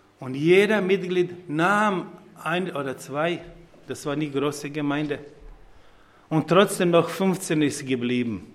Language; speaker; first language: German; non-native, fluent; Croatian